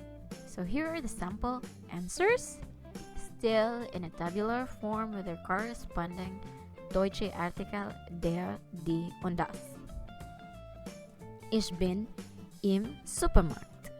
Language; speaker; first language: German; non-native, fluent; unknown